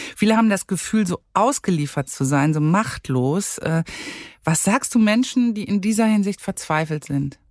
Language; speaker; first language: German; native; German